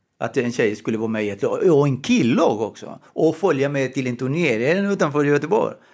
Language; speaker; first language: Swedish; non-native, fluent; Spanish